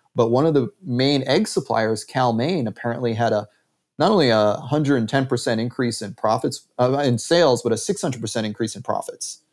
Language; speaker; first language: English; native; English